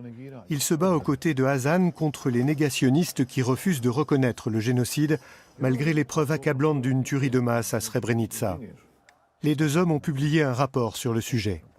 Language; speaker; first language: French; native; French